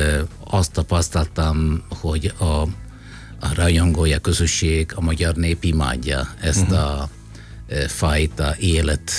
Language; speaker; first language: Hungarian; non-native, fluent; Italian